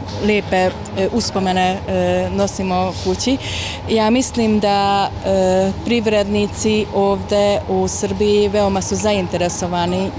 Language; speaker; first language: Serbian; non-native, fluent; Hungarian